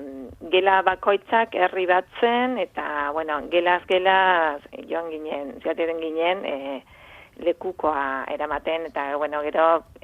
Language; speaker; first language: Basque; non-native, fluent; Spanish